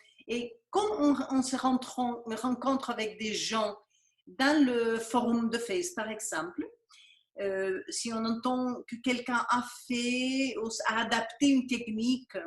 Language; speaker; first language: French; non-native, fluent; Spanish